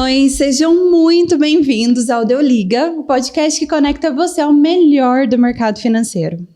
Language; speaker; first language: Portuguese; native; Portuguese